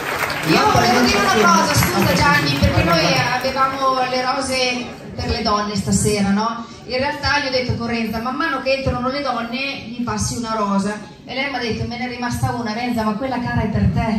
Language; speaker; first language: Italian; native; Italian